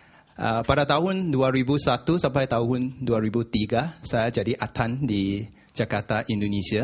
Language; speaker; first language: Indonesian; non-native, fluent; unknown